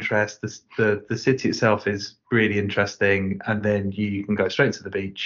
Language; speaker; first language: English; native; English